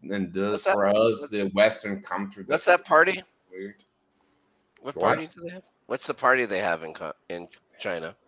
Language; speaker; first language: English; non-native, fluent; Portuguese